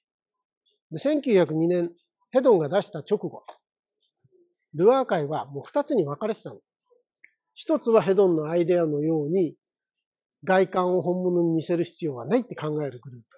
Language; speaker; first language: Japanese; native; Japanese